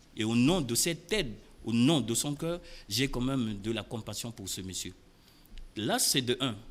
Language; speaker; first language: French; non-native, local second language; Sango